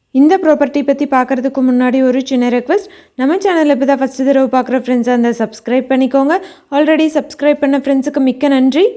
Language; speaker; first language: Tamil; native; Tamil